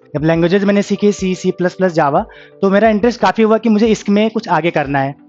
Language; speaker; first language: Hindi; native; Hindi